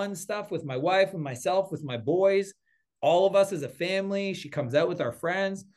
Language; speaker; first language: English; native; English